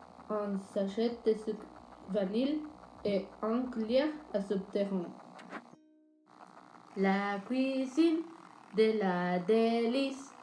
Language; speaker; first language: French; non-native, learner; Spanish